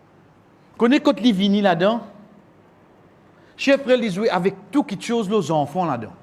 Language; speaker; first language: French; non-native, local second language; Morisyen